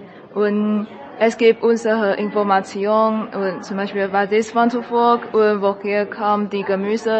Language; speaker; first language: German; non-native, learner; Chinese